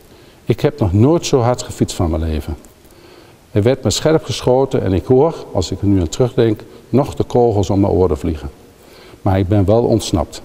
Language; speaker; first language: Dutch; native; Dutch